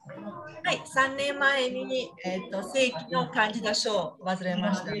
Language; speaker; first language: Japanese; non-native, learner; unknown